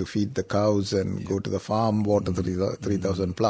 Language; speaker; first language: English; non-native, local second language; Tamil